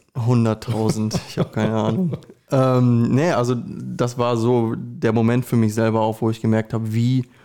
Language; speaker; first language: German; native; German